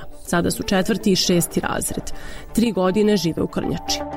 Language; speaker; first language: Serbian; native; Serbian